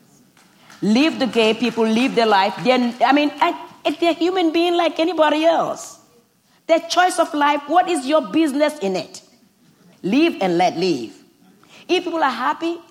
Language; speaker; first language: English; non-native, fluent; Fon